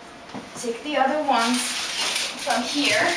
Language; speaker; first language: English; non-native, fluent; Italian